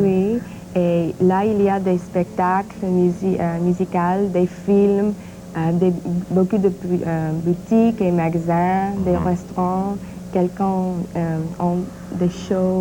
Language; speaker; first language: French; non-native, learner; English